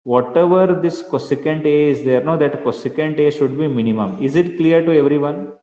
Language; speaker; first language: English; non-native, local second language; Kannada